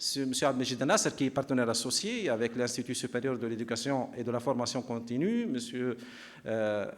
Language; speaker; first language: French; non-native, local second language; Arabic